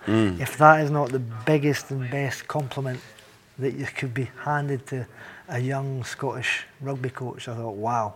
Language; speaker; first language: English; native; English